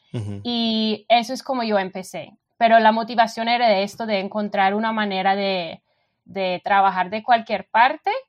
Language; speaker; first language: Spanish; non-native, fluent; English